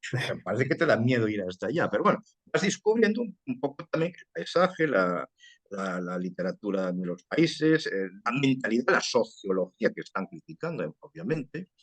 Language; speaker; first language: Spanish; early bilingual, heritage; Spanish